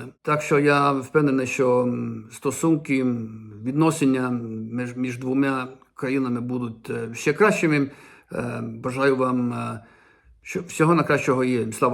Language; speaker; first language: Ukrainian; non-native, fluent; Swedish